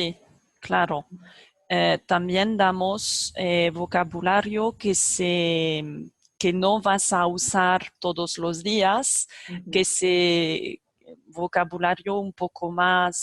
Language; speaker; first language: Spanish; non-native, fluent; French